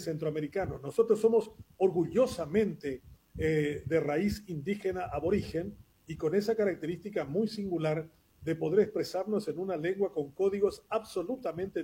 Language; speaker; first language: Spanish; non-native, local second language; Guarani